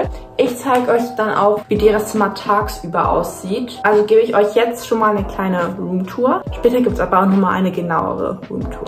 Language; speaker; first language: German; native; German